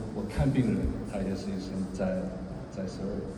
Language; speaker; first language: Chinese; early bilingual, heritage; Chinese